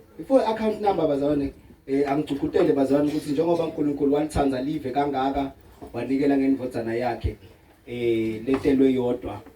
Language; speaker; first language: Zulu; non-native, local second language; Swati